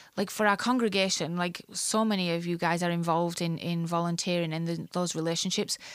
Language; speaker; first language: English; native; English